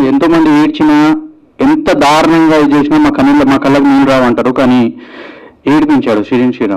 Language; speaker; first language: Telugu; native; Telugu